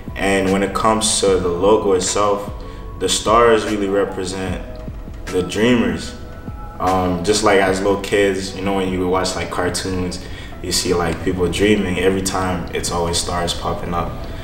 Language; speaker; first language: English; non-native, fluent; Haitian Creole